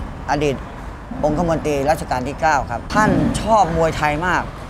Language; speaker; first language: Thai; native; Thai